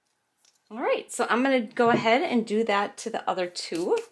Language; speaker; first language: English; native; English